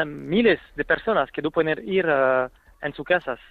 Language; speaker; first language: Spanish; non-native, fluent; French